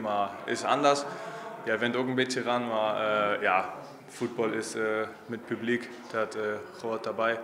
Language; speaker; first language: Dutch; non-native, fluent; German